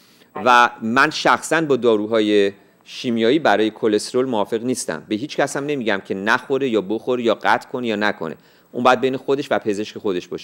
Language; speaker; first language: Persian; native; Persian